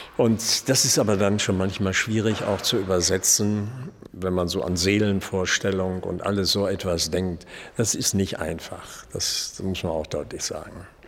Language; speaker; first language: German; native; German